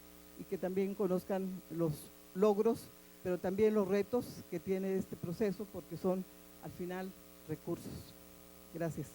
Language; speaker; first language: Spanish; native; Spanish